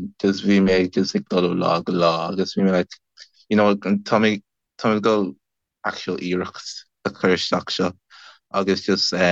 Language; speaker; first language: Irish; non-native, learner; English